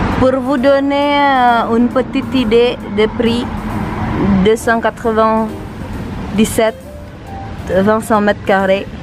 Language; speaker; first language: French; non-native, fluent; Sundanese